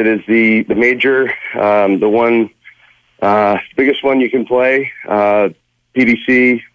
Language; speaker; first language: English; native; English